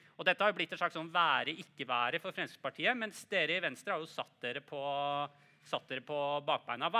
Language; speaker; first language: Norwegian; native; Norwegian